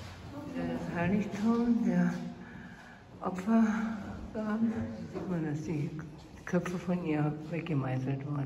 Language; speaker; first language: German; native; German